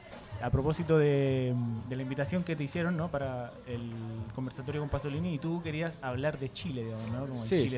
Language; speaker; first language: Spanish; native; Spanish